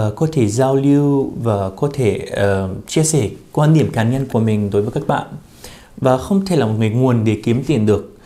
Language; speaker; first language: Vietnamese; non-native, fluent; Arabic